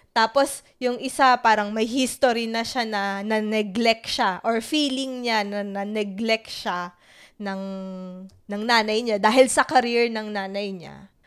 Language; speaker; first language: Filipino; native; Filipino